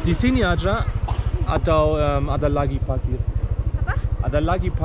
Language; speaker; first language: Indonesian; non-native, learner; German